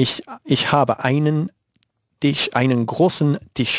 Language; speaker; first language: German; non-native, learner; Spanish